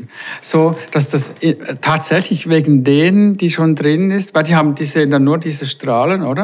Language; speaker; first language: German; native; German